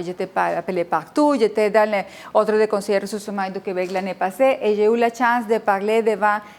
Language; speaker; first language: French; non-native, fluent; Spanish